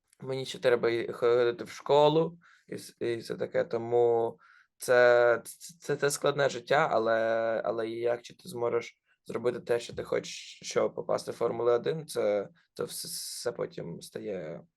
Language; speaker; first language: Ukrainian; non-native, local second language; Russian